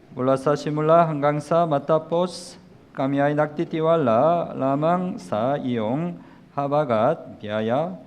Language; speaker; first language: Filipino; non-native, learner; Korean